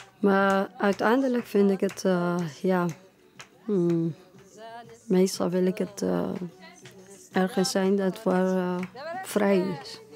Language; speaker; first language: Dutch; non-native, fluent; Persian